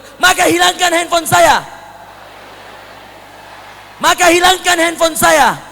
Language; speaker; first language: Indonesian; native; Indonesian